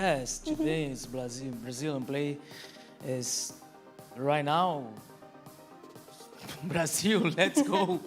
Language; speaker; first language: English; non-native, learner; Portuguese